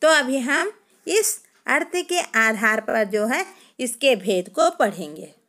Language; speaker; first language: Hindi; non-native, local second language; Telugu